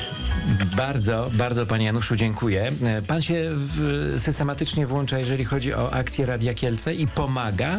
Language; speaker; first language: Polish; native; Polish